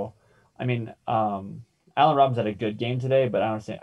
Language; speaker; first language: English; native; English